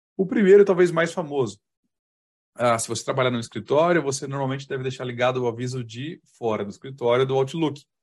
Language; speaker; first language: Portuguese; native; Portuguese